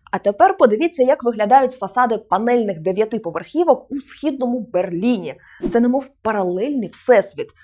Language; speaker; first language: Ukrainian; native; Ukrainian